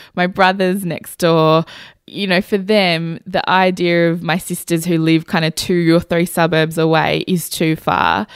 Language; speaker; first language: English; early bilingual, other home language; Hindi